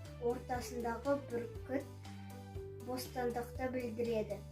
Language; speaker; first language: Kazakh; non-native, local second language; Russian